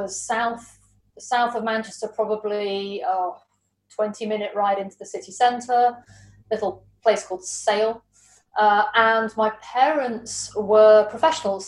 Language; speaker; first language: English; native; English